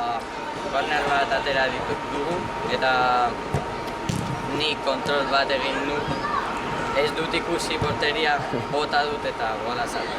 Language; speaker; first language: Basque; non-native, local second language; Spanish